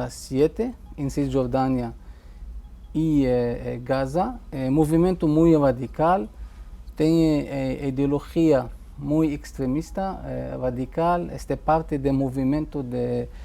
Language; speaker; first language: Spanish; non-native, fluent; Hebrew